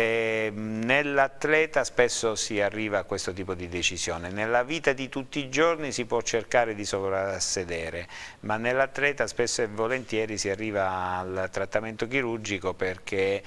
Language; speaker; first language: Italian; native; Italian